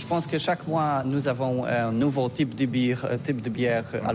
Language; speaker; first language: French; non-native, learner; Polish